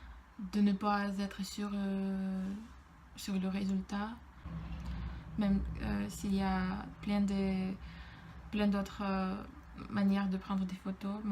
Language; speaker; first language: French; non-native, fluent; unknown